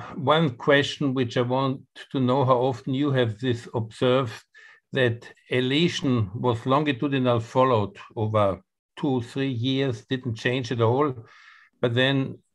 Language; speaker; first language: English; non-native, fluent; German